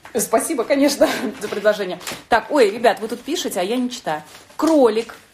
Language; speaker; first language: Russian; native; Russian